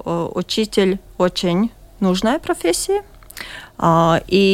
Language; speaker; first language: Russian; non-native, local second language; Latvian